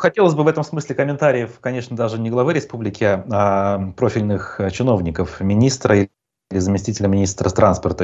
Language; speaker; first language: Russian; native; Russian